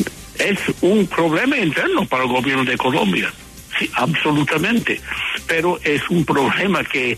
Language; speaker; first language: Spanish; non-native, fluent; English